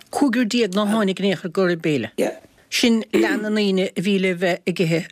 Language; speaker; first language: Irish; native; Irish